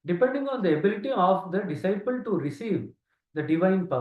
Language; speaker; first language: English; non-native, local second language; Kannada